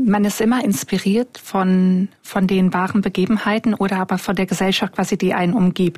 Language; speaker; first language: German; native; German